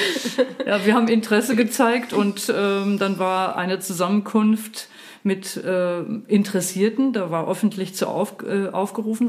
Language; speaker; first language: German; native; German